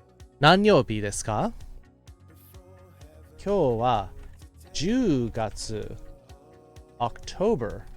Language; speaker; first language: Japanese; non-native, fluent; English